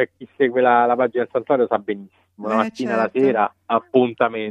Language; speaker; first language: Italian; native; Italian